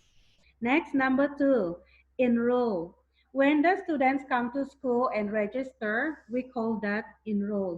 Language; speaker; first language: English; non-native, fluent; Thai